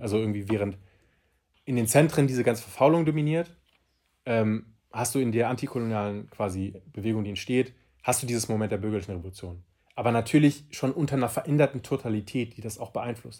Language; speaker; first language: German; native; German